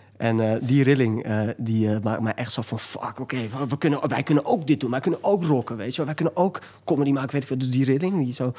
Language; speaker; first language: Dutch; early bilingual, other home language; Turkish